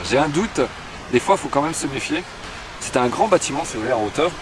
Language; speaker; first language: French; native; French